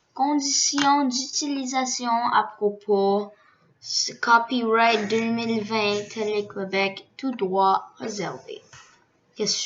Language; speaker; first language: French; early bilingual, other home language; Korean